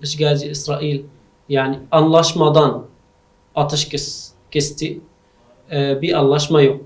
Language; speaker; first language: Turkish; non-native, learner; Arabic